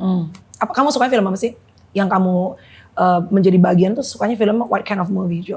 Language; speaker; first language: Indonesian; native; Indonesian